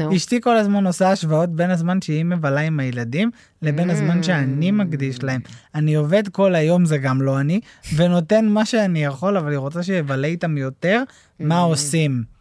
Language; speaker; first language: Hebrew; native; Hebrew